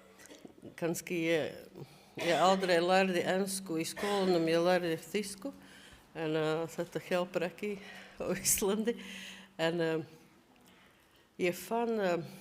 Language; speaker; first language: Icelandic; non-native, learner; Latvian